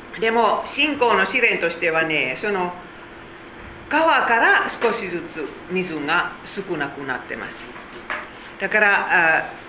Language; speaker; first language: Japanese; non-native, fluent; Korean